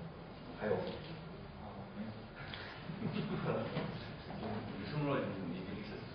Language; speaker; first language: Chinese; non-native, learner; German